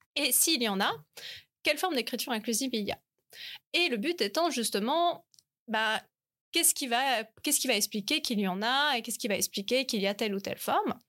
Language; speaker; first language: French; native; French